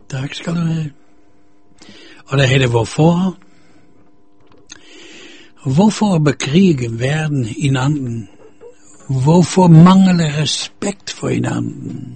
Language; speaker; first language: Danish; non-native, fluent; Dutch